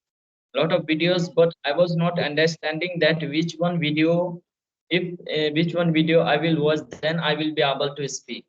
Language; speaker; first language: English; non-native, fluent; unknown